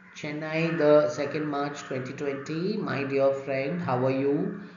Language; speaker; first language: English; non-native, local second language; Tamil